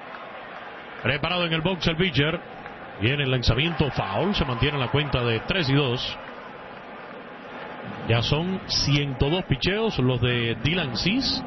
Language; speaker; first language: Spanish; native; Spanish